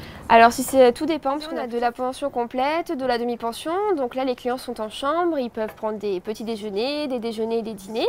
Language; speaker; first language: French; native; French